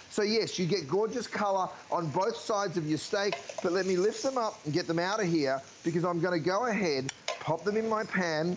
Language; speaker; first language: English; native; English